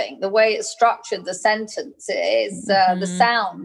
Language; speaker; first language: English; native; English